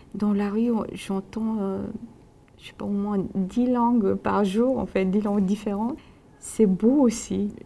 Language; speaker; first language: French; non-native, fluent; Korean